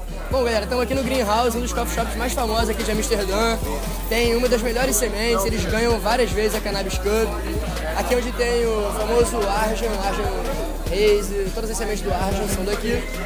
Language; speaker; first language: Portuguese; native; Portuguese